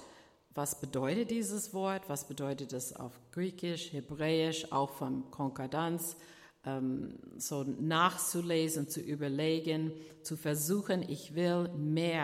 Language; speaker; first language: German; non-native, fluent; English